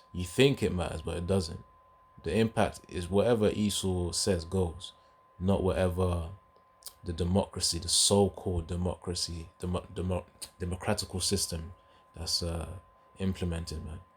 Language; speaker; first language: English; native; English